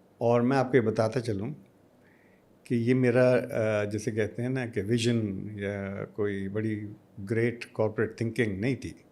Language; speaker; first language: Urdu; native; Urdu